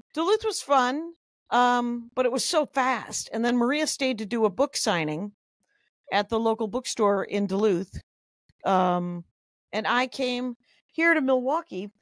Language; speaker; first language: English; native; English